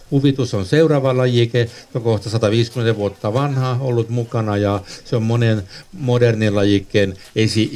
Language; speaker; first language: Finnish; non-native, local second language; Swedish